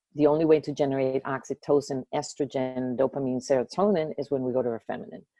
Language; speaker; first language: English; early bilingual, other home language; Spanish